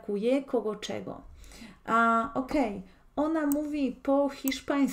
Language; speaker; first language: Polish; non-native, fluent; Spanish